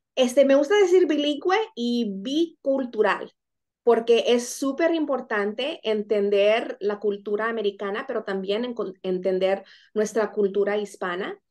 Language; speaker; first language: Spanish; native; Spanish